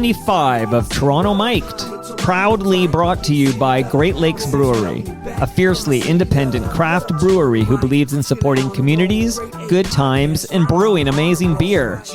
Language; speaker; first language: English; native; English